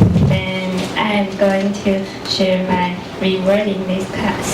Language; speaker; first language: English; non-native, learner; Chinese